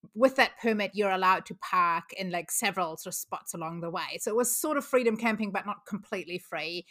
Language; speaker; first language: English; non-native, fluent; German